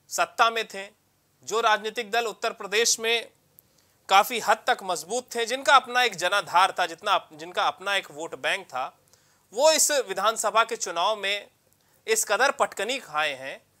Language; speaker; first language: Hindi; native; Hindi